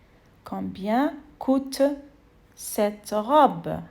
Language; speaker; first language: French; non-native, fluent; Arabic